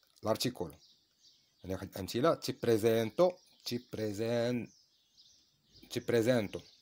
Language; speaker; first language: Italian; non-native, fluent; Arabic